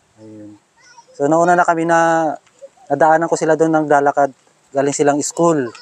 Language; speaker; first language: Filipino; non-native, local second language; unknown